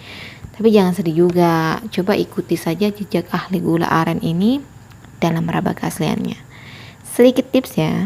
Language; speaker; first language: Indonesian; native; Indonesian